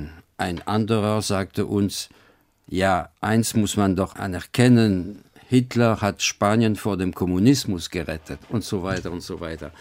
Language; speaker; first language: German; non-native, fluent; French